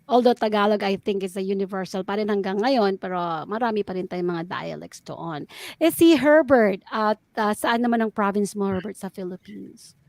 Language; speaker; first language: Filipino; non-native, local second language; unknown